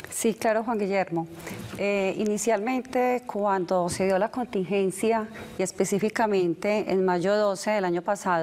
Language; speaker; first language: Spanish; native; Spanish